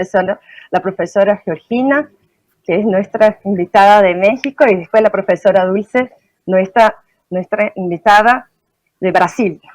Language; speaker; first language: Spanish; non-native, fluent; Portuguese